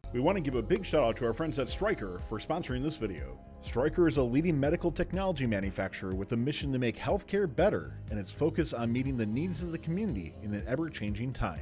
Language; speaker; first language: English; native; English